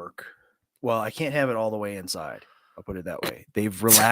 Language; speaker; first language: English; native; English